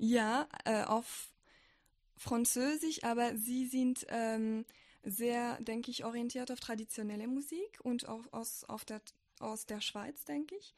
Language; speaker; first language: German; non-native, fluent; French